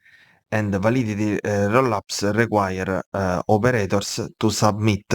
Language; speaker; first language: English; non-native, fluent; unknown